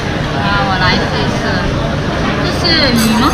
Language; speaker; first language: Chinese; non-native, fluent; Korean